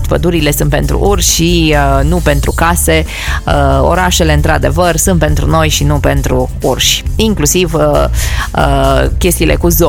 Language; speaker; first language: Romanian; native; Romanian